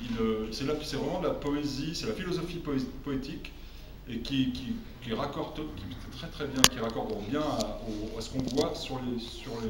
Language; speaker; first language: French; native; French